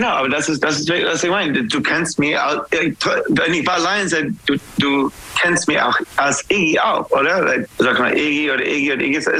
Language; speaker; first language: German; non-native, learner; English